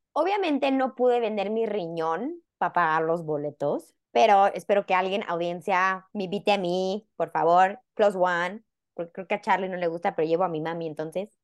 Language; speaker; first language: Spanish; native; Spanish